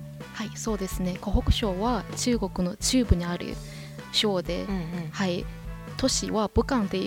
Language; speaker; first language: Japanese; non-native, fluent; Chinese